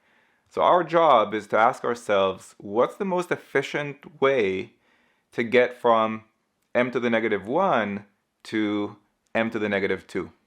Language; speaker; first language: English; native; English